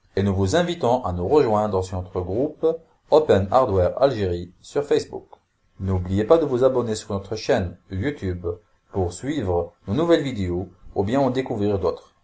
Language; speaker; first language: French; non-native, local second language; Arabic